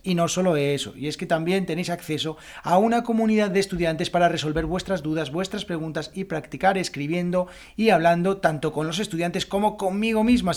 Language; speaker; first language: Spanish; native; Spanish